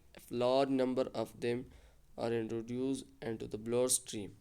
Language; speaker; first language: English; non-native, local second language; Urdu